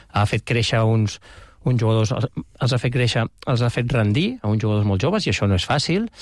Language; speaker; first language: Catalan; native; Catalan